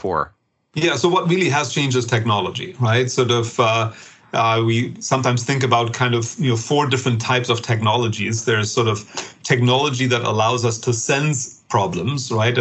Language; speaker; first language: English; non-native, fluent; German